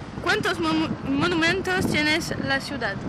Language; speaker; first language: Spanish; non-native, learner; French